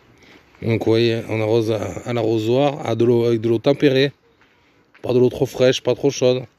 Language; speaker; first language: French; native; French